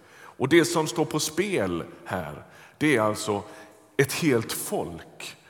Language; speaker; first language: Swedish; native; Swedish